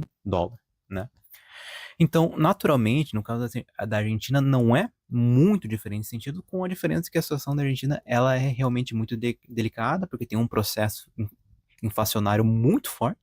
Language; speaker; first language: Portuguese; native; Portuguese